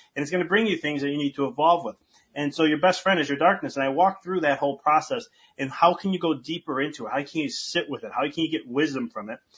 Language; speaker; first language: English; native; English